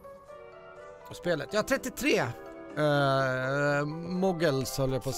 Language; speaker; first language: Swedish; native; Swedish